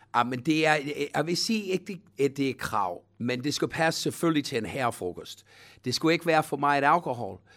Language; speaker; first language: Danish; non-native, fluent; English